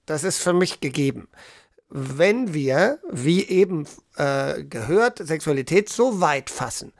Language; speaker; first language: German; native; German